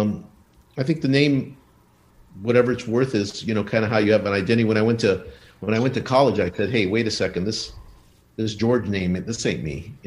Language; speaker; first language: English; early bilingual, other home language; Spanish